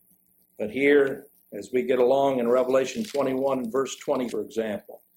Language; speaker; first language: English; native; English